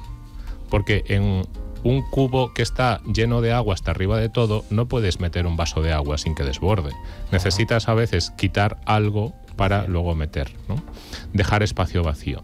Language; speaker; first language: Spanish; native; Spanish